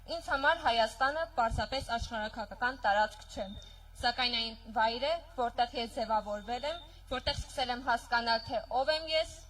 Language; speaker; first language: Armenian; native; Armenian